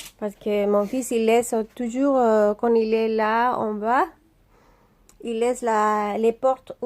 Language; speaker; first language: French; non-native, learner; Spanish